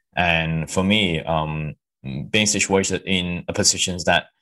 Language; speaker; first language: English; non-native, local second language; Cantonese